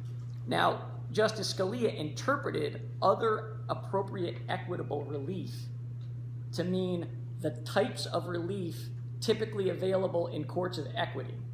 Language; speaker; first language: English; native; English